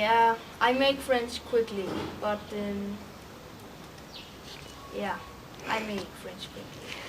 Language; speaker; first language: English; non-native, learner; Danish